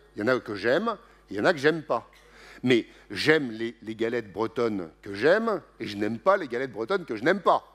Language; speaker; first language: French; native; French